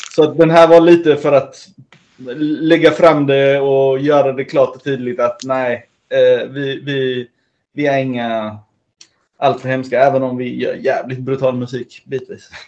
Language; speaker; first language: Swedish; early bilingual, other home language; Spanish